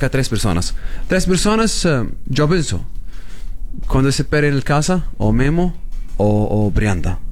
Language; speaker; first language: Spanish; non-native, learner; Arabic